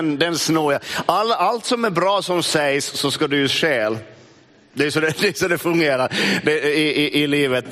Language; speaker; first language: Swedish; native; Swedish